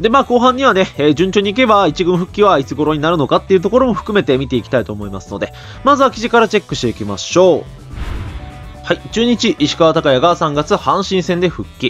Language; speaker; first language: Japanese; native; Japanese